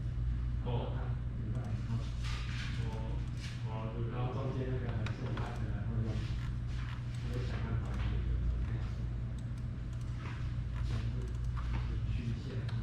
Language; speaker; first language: Chinese; non-native, learner; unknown